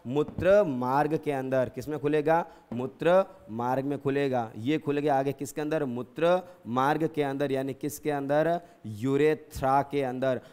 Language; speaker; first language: Hindi; native; Hindi